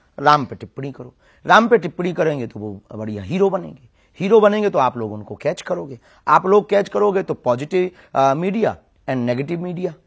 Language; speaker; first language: Hindi; native; Hindi